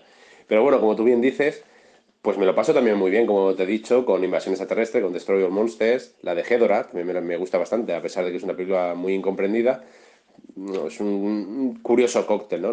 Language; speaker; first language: Spanish; native; Spanish